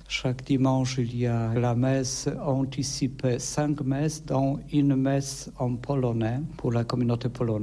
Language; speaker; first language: French; non-native, fluent; Polish